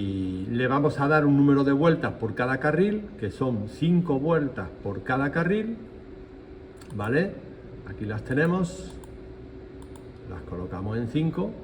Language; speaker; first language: Spanish; native; Spanish